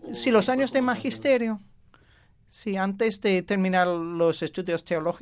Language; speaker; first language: Spanish; non-native, fluent; English